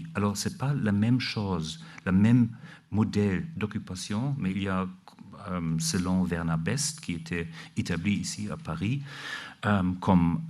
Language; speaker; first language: French; non-native, learner; German